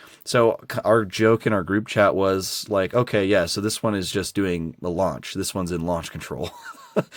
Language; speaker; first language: English; native; English